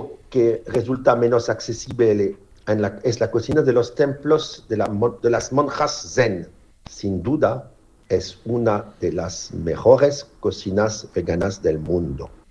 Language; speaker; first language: Spanish; non-native, fluent; French